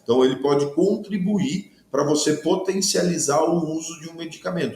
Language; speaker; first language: Portuguese; native; Portuguese